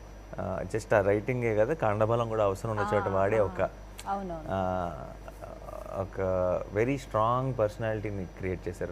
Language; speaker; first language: Telugu; native; Telugu